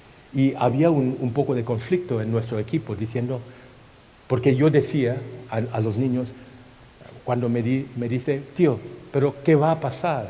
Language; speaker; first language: Spanish; non-native, fluent; Thai